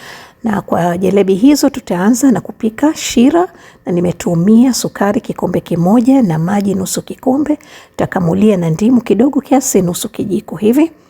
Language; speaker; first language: Swahili; native; Swahili